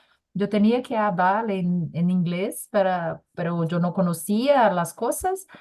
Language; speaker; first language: Spanish; non-native, learner; Portuguese